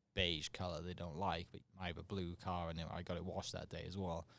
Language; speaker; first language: English; native; English